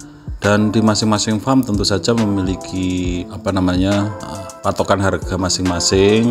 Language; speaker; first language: Indonesian; native; Indonesian